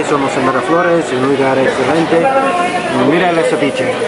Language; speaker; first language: Spanish; non-native, learner; English